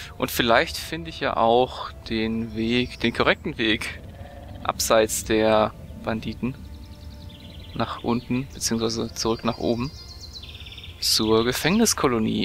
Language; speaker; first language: German; native; German